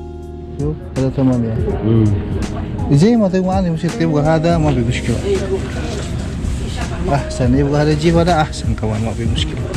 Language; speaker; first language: Arabic; non-native, learner; Indonesian